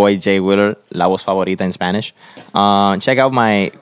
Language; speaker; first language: English; non-native, fluent; Spanish